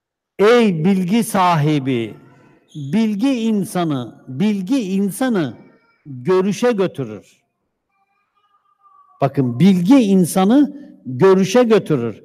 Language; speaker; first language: Turkish; native; Turkish